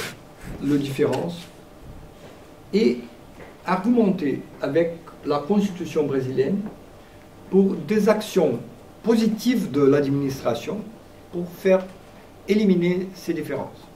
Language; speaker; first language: French; non-native, fluent; Portuguese